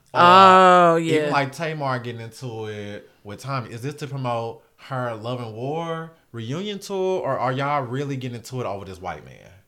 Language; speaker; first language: English; native; English